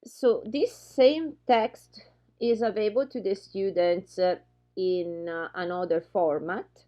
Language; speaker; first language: English; non-native, fluent; Italian